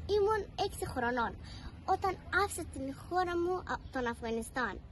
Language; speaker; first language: Greek; early bilingual, other home language; Persian